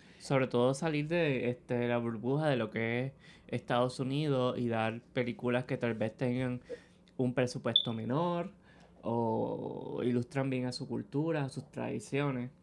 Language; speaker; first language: Spanish; native; Spanish